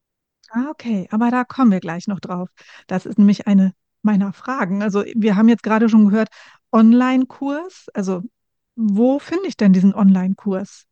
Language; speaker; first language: German; native; German